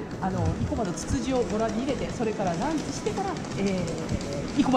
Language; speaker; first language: Japanese; native; Japanese